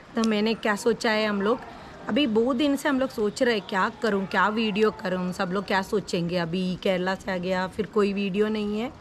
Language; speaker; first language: Hindi; non-native, local second language; Malayalam